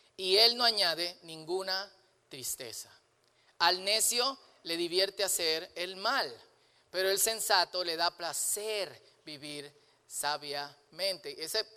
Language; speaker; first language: Spanish; native; Spanish